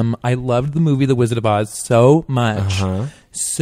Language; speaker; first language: English; native; English